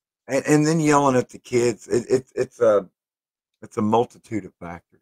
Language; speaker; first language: English; native; English